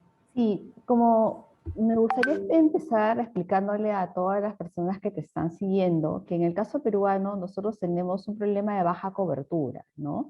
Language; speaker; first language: Spanish; native; Spanish